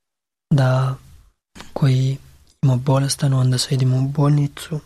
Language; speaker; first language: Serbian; non-native, learner; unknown